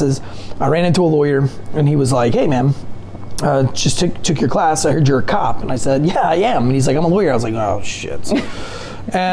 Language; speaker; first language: English; native; English